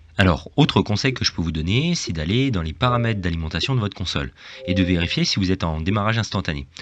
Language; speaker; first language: French; native; French